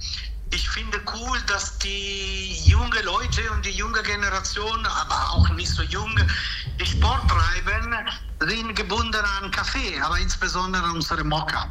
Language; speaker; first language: German; non-native, fluent; Italian